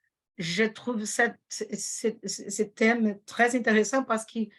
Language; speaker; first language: French; non-native, fluent; Portuguese